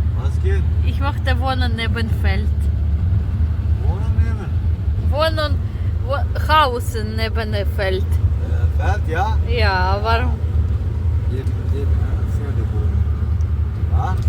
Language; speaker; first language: German; non-native, learner; Ukrainian